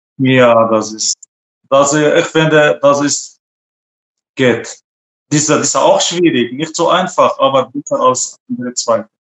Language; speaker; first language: German; non-native, learner; Kurdish